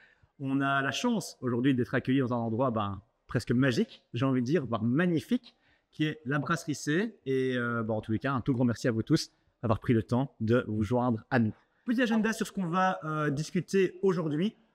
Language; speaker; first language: French; native; French